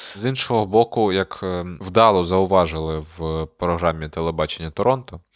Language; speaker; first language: Ukrainian; non-native, local second language; Russian